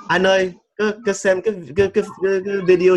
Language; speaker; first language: Vietnamese; non-native, learner; English